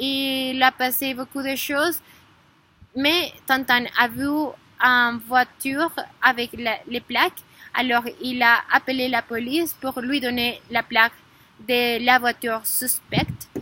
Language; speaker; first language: French; non-native, learner; Spanish